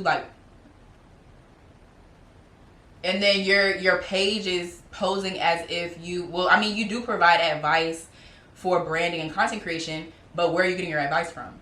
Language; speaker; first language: English; native; English